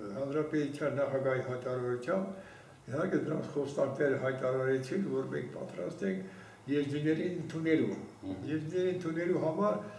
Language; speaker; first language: Armenian; non-native, local second language; Kurdish